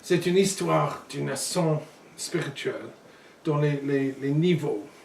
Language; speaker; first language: French; non-native, learner; English